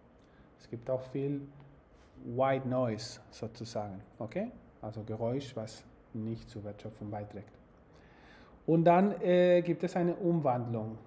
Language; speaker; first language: German; non-native, fluent; Spanish